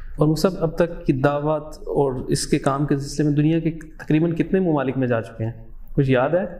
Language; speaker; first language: Urdu; native; Urdu